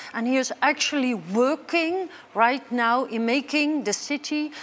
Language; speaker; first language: English; non-native, fluent; Dutch